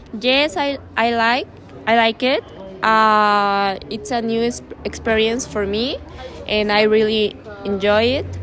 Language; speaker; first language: English; non-native, learner; Spanish